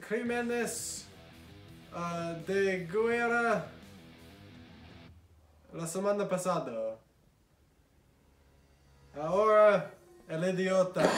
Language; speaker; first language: Spanish; non-native, learner; English